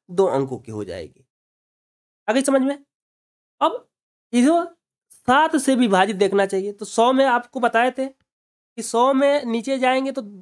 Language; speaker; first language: Hindi; native; Hindi